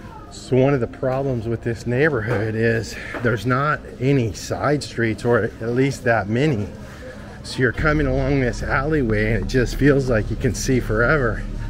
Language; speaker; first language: English; native; English